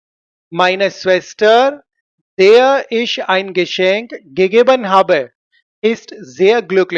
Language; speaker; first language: German; non-native, fluent; Hindi